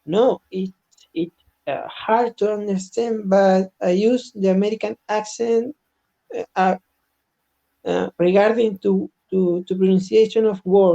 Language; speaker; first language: English; non-native, learner; Spanish